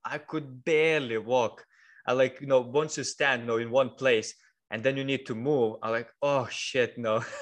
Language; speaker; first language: English; non-native, fluent; Lithuanian